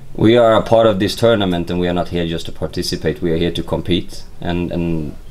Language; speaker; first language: English; non-native, fluent; Swedish